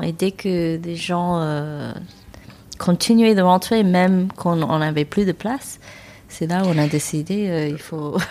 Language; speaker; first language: French; non-native, learner; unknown